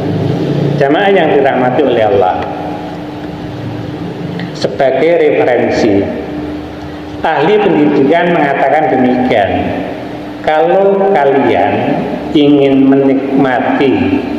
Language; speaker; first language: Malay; non-native, local second language; Javanese